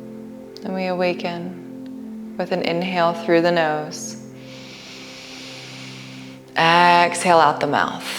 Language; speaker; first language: English; native; English